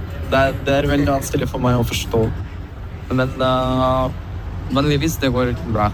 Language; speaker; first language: Norwegian; non-native, learner; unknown